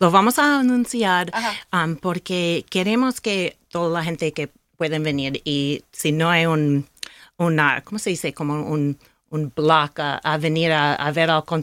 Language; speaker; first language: Spanish; non-native, learner; English